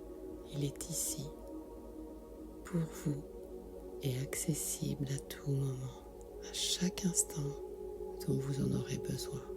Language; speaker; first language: French; native; French